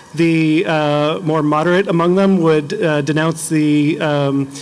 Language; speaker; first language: English; native; English